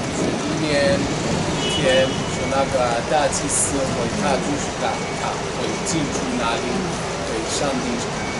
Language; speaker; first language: Chinese; non-native, fluent; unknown